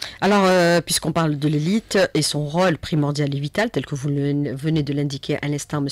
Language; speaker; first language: French; non-native, local second language; Arabic